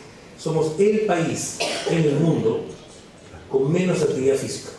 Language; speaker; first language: Spanish; native; Spanish